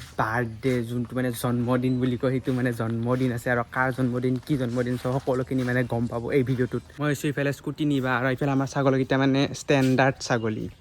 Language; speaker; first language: Assamese; native; Assamese